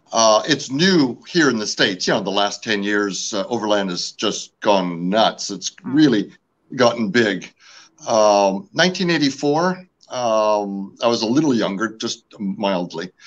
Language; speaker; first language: English; native; English